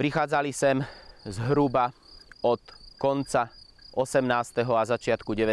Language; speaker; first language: Slovak; native; Slovak